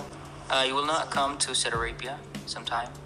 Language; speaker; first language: English; non-native, learner; Arabic